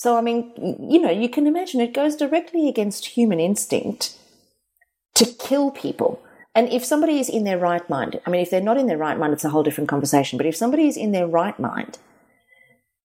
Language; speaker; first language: English; native; English